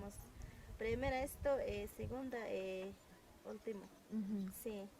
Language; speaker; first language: Spanish; non-native, local second language; Quechua